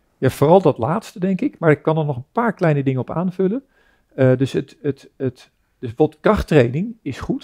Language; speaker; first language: Dutch; native; Dutch